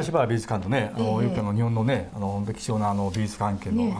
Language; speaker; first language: Japanese; native; Japanese